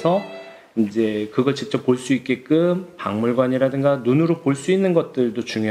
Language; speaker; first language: Korean; native; Korean